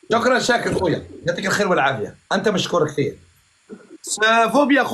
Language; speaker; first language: Arabic; native; Arabic